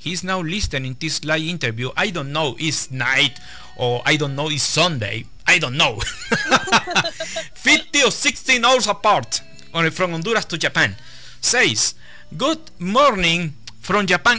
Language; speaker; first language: English; non-native, learner; Spanish